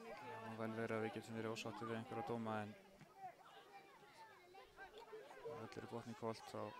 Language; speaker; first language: Icelandic; native; Icelandic